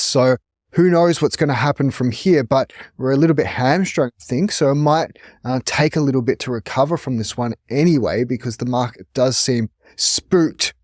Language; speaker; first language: English; native; English